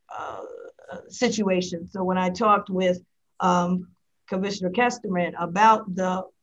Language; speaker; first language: English; native; English